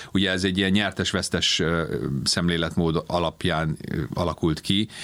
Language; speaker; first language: Hungarian; early bilingual, heritage; Hungarian